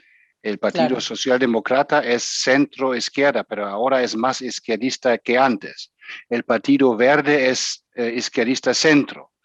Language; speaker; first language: Spanish; non-native, fluent; German